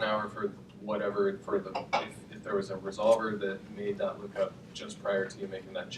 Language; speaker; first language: English; native; English